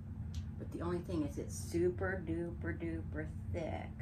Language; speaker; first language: English; native; English